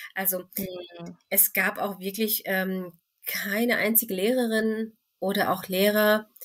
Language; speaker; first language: German; early bilingual, other home language; Turkish